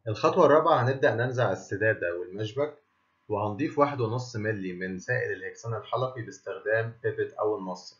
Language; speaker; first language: Arabic; native; Arabic